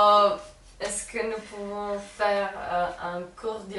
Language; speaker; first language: French; non-native, learner; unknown